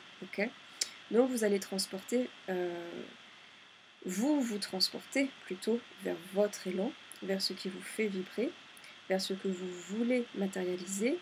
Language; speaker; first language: French; native; French